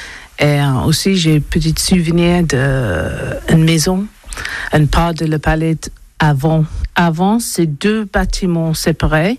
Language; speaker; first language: French; non-native, learner; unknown